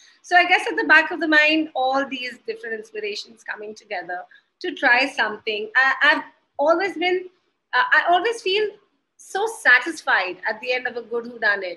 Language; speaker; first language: English; non-native, local second language; Hindi